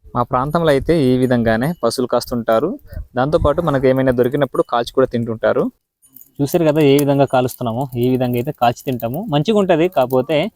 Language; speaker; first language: Telugu; native; Telugu